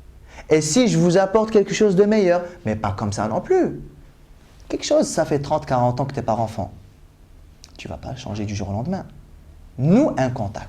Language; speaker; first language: French; native; French